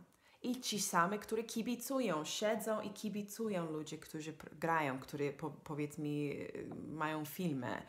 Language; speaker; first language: Polish; non-native, fluent; English